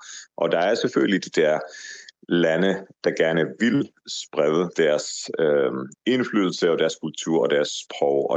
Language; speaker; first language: Danish; non-native, fluent; Hebrew